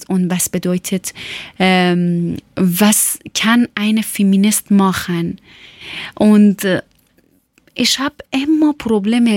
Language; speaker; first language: German; non-native, learner; Persian